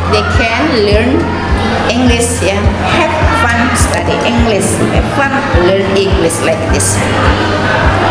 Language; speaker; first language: English; non-native, learner; Indonesian